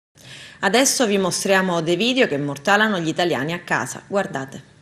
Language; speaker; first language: Italian; native; Italian